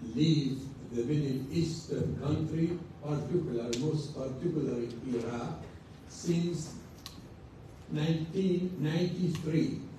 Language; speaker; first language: English; non-native, fluent; Arabic